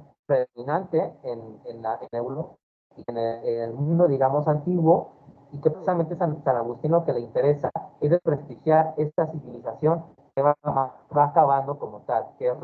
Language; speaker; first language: Spanish; native; Spanish